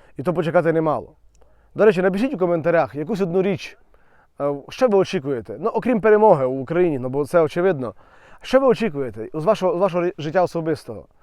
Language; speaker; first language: Ukrainian; native; Ukrainian